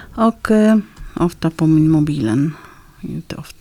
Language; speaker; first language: Swedish; non-native, learner; Arabic